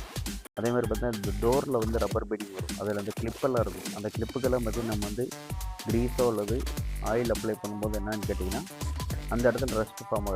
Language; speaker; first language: Tamil; native; Tamil